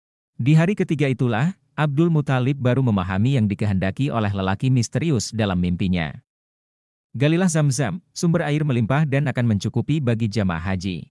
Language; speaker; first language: Indonesian; native; Indonesian